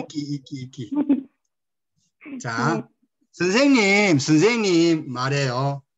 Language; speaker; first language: Korean; non-native, fluent; Spanish